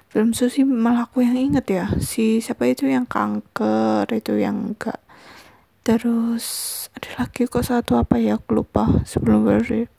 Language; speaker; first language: Indonesian; native; Indonesian